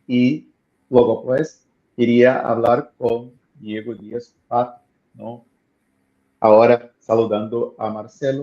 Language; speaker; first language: Spanish; non-native, fluent; Portuguese